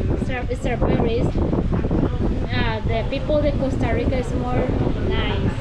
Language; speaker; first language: English; non-native, learner; Spanish